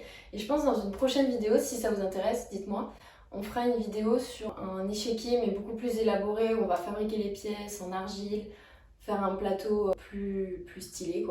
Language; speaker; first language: French; native; French